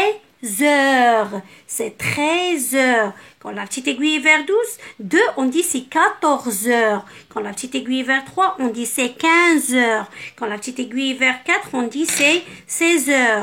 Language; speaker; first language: French; non-native, local second language; Arabic